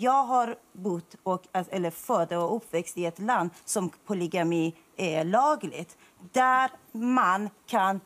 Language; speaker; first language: Swedish; non-native, fluent; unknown